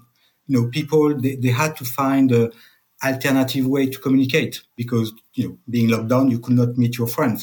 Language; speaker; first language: English; non-native, fluent; French